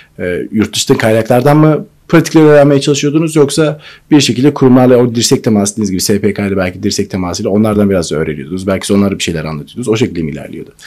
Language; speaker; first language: Turkish; native; Turkish